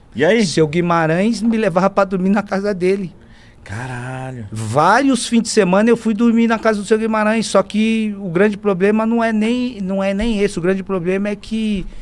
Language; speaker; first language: Portuguese; native; Portuguese